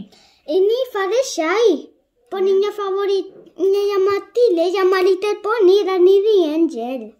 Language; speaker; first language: Indonesian; early bilingual, heritage; Spanish